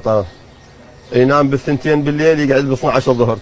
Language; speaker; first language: Arabic; native; Arabic